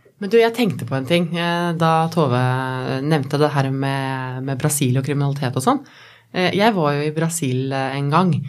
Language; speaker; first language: Norwegian; native; Norwegian